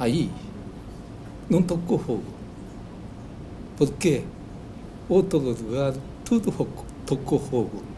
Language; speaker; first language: Portuguese; non-native, learner; Japanese